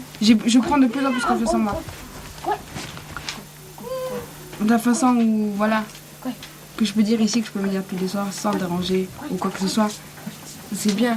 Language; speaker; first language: French; native; French